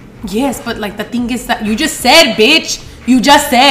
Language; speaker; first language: English; early bilingual, other home language; Spanish